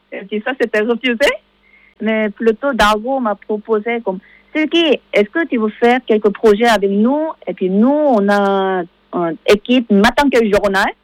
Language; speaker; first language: French; non-native, learner; Korean